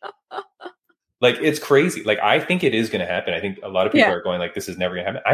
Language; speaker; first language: English; native; English